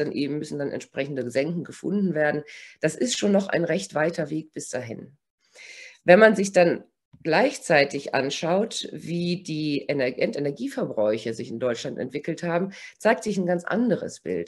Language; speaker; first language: German; native; German